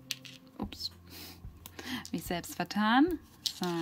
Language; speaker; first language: German; native; German